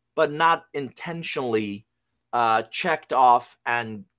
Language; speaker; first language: English; non-native, fluent; Persian